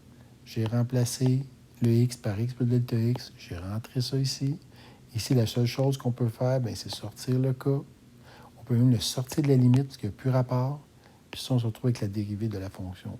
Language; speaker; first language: French; native; French